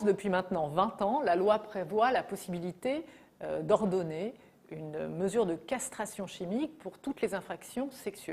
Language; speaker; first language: French; native; French